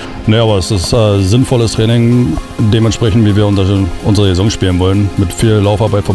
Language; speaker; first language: German; native; German